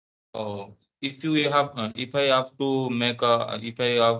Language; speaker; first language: English; non-native, learner; Odia